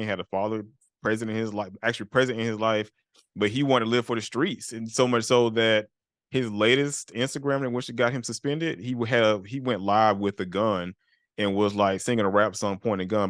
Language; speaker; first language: English; native; English